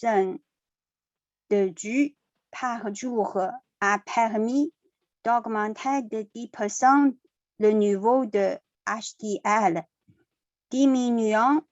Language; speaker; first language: French; non-native, learner; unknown